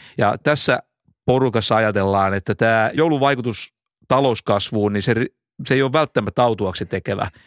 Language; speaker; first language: Finnish; native; Finnish